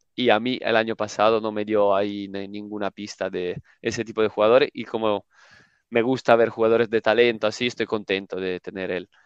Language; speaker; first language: Spanish; non-native, fluent; Italian